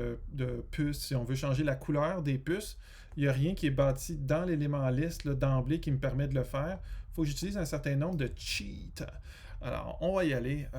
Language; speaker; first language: French; native; French